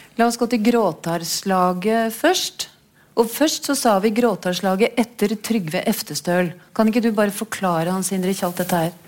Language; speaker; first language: Norwegian; native; Norwegian